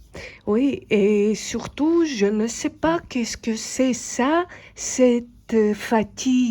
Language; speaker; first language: French; non-native, fluent; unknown